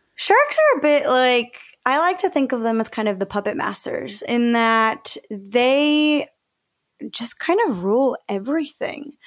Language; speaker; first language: English; early bilingual, other home language; Spanish